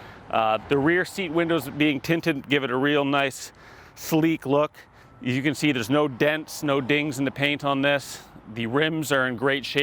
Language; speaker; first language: English; native; English